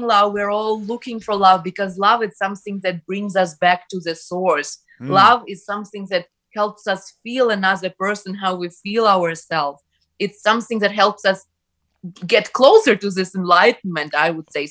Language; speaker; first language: English; non-native, fluent; Ukrainian